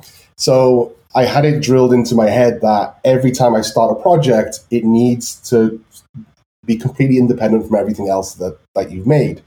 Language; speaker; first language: English; native; English